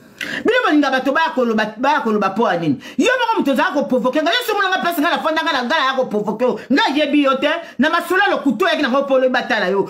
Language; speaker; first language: Lingala; native; Lingala